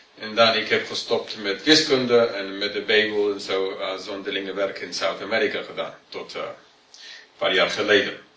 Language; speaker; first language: Dutch; non-native, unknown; English